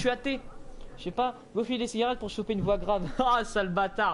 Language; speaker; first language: French; native; French